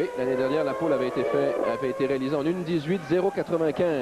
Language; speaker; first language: French; native; French